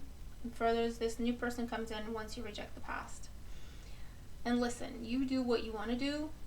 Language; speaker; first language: English; native; English